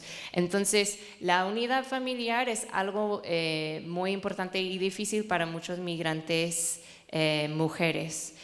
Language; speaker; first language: Spanish; non-native, fluent; English